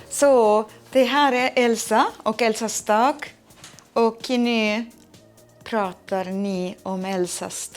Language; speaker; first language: Swedish; non-native, fluent; Estonian